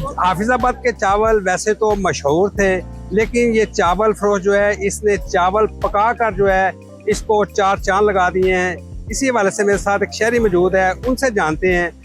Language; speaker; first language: Urdu; non-native, local second language; Punjabi